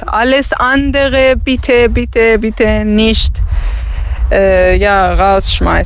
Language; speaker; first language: German; non-native, learner; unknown